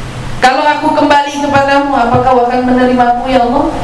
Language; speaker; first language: Indonesian; native; Indonesian